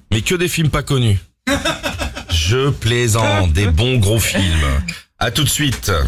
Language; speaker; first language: French; native; French